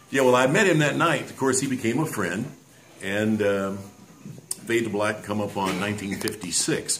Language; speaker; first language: English; native; English